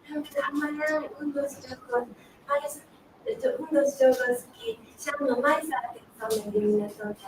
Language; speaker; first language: Portuguese; non-native, learner; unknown